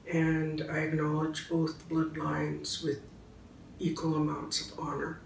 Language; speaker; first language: English; native; English